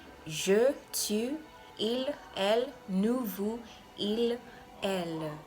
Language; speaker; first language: French; non-native, fluent; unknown